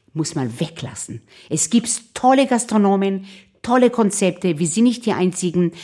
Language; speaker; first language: German; non-native, fluent; Hebrew